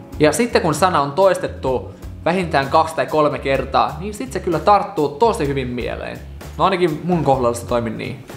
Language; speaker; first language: Finnish; non-native, fluent; Russian